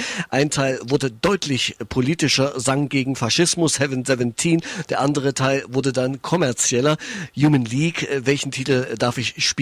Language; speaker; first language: German; native; German